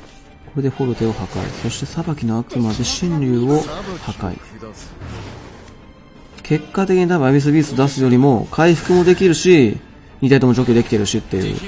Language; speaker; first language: Japanese; native; Japanese